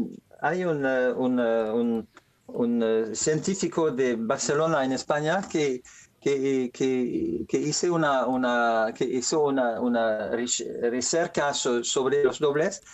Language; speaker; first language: Spanish; non-native, learner; French